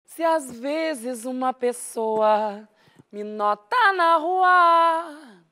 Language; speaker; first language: Portuguese; native; Portuguese